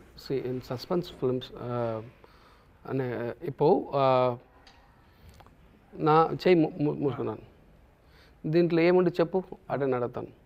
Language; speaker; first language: Telugu; non-native, learner; Tamil